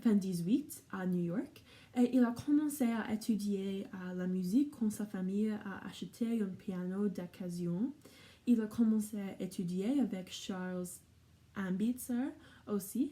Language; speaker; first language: French; non-native, learner; English